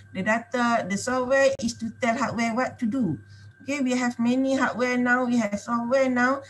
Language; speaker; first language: English; non-native, local second language; Malay